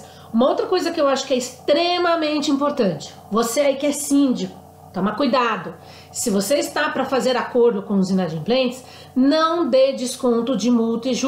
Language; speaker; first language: Portuguese; native; Portuguese